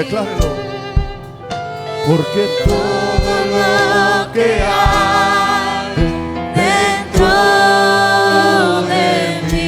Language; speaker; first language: Spanish; native; Spanish